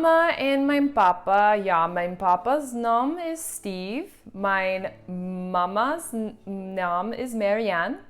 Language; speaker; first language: Dutch; non-native, learner; English